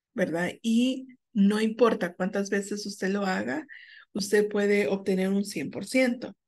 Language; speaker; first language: Spanish; non-native, fluent; English